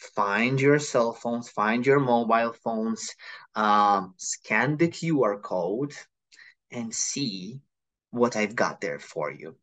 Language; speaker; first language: English; non-native, fluent; Ukrainian